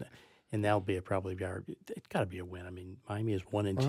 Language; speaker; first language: English; native; English